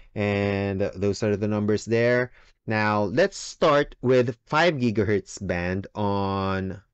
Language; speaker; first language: English; non-native, local second language; Filipino